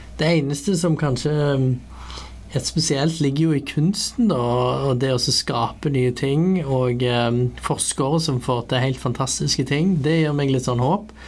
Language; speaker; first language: Norwegian; early bilingual, other home language; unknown